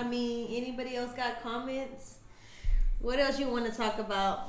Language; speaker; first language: English; early bilingual, other home language; Spanish